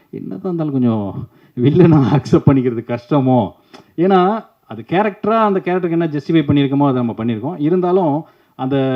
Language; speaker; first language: Tamil; native; Tamil